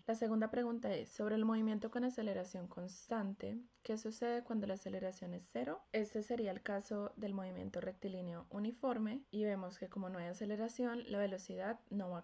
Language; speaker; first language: Spanish; native; Spanish